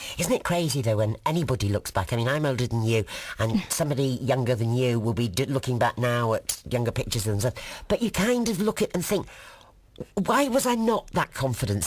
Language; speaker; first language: English; native; English